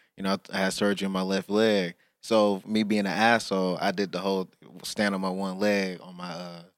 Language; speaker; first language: English; native; English